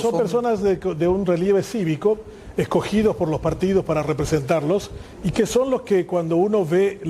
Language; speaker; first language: Spanish; native; Spanish